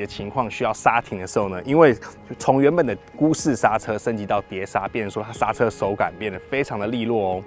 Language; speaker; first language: Chinese; native; Chinese